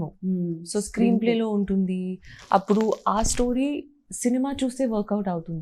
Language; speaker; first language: Telugu; non-native, learner; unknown